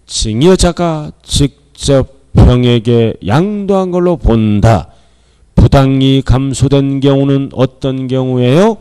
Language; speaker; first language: Korean; native; Korean